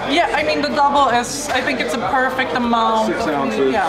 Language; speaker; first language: English; non-native, fluent; Swedish